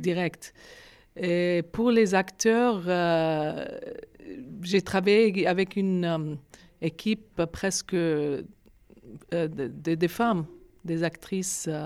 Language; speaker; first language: French; non-native, fluent; Arabic